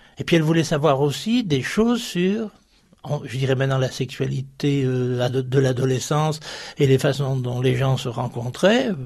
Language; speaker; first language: French; native; French